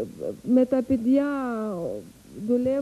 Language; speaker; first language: Greek; non-native, learner; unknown